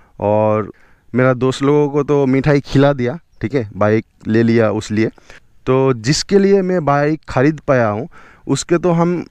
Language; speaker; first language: Hindi; non-native, local second language; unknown